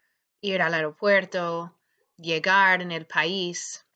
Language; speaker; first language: Spanish; non-native, fluent; English